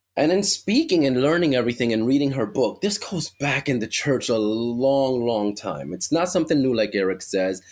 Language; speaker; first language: English; early bilingual, other home language; Spanish